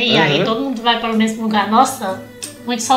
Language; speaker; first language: Portuguese; non-native, fluent; Chinese